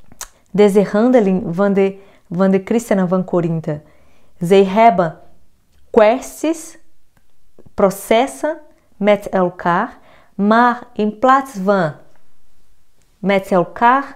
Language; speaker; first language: Dutch; non-native, fluent; Portuguese